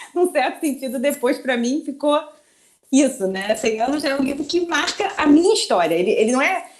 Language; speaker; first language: Portuguese; early bilingual, other home language; Spanish